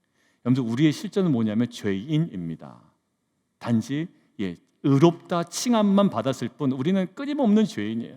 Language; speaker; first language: Korean; native; Korean